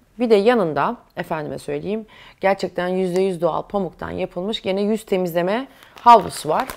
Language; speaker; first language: Turkish; native; Turkish